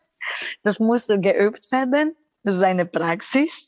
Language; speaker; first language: German; non-native, fluent; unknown